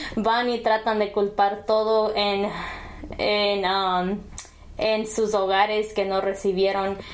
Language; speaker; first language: Spanish; early bilingual, heritage; Spanish